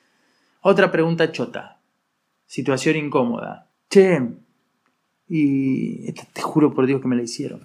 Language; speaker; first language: Spanish; native; Spanish